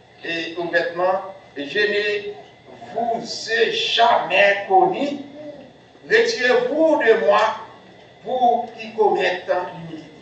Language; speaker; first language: French; non-native, local second language; Haitian Creole